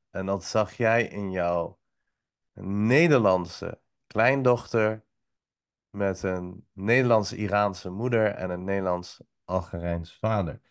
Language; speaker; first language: Dutch; early bilingual, other home language; Persian